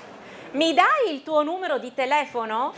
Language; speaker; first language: Italian; non-native, fluent; Chinese